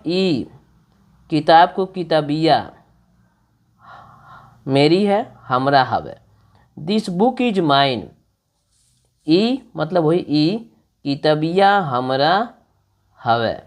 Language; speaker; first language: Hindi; non-native, local second language; Bhojpuri